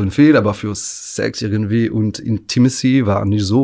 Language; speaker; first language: German; non-native, fluent; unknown